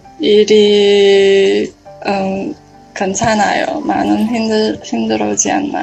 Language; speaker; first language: Korean; non-native, learner; Chinese